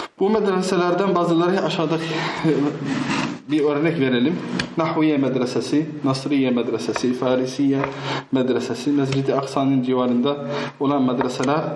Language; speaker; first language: Turkish; non-native, fluent; Arabic